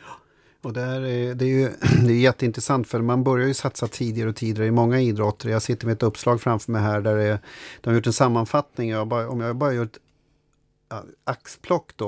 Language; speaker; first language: Swedish; native; Swedish